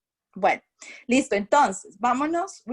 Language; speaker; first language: Spanish; non-native, fluent; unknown